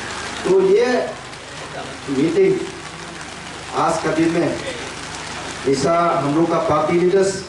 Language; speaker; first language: Hindi; non-native, local second language; Khasi